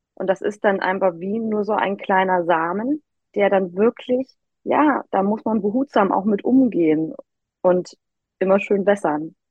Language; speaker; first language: German; native; German